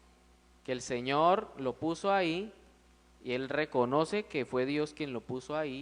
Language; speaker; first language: Spanish; native; Spanish